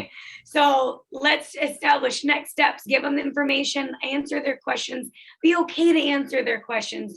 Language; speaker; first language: English; native; English